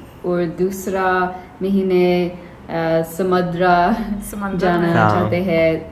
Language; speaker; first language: Hindi; non-native, learner; English